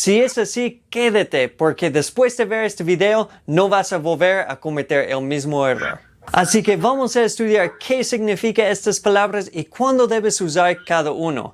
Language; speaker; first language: Spanish; non-native, fluent; English